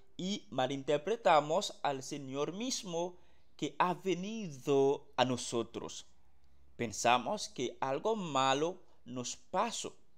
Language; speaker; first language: Spanish; non-native, fluent; Haitian Creole